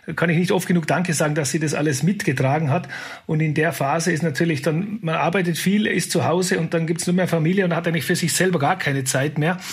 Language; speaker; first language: German; native; German